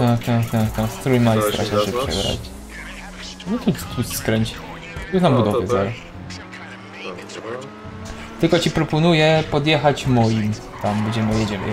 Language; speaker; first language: Polish; native; Polish